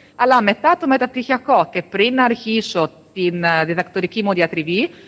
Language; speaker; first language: Greek; non-native, fluent; Italian